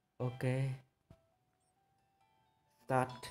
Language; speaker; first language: English; non-native, learner; Vietnamese